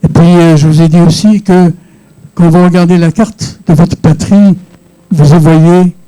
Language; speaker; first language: French; non-native, local second language; Arabic